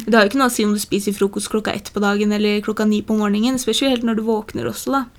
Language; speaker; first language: Norwegian; early bilingual, other home language; Polish